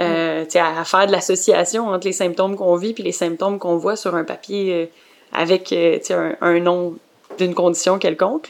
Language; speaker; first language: French; native; French